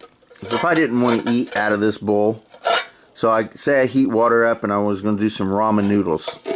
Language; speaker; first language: English; native; English